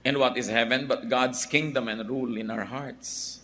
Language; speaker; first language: English; non-native, local second language; Filipino